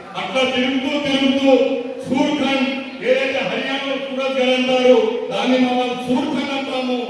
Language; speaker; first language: Telugu; non-native, local second language; Lambadi